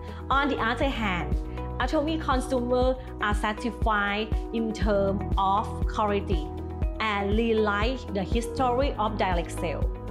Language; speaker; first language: English; non-native, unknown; Thai